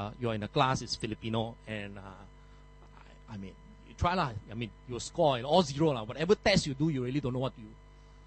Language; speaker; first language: English; non-native, local second language; Min Nan Chinese